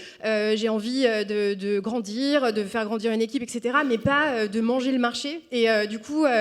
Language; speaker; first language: French; native; French